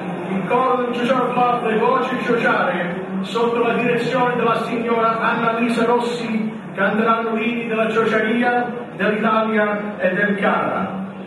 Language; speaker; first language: Italian; early bilingual, heritage; Italian